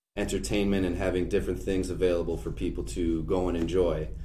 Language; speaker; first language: English; native; English